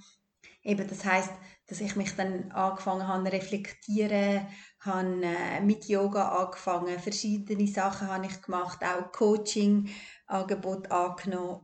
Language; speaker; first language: German; early bilingual, other home language; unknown